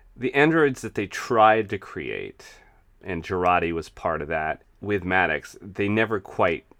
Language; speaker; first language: English; native; English